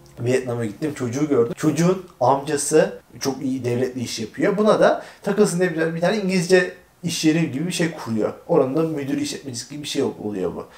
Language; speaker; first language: Turkish; native; Turkish